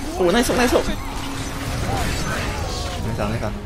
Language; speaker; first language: Chinese; native; Chinese